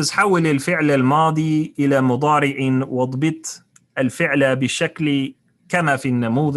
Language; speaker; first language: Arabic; non-native, fluent; English